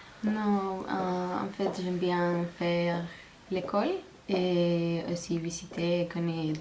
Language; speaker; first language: French; non-native, learner; Spanish